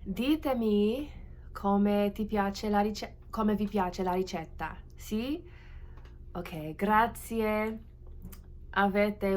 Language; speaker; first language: Italian; non-native, learner; English